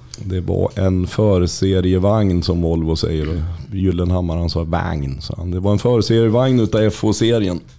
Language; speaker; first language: Swedish; native; Swedish